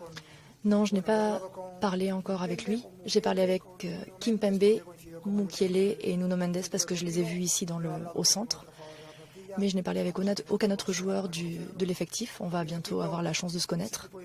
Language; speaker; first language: French; native; French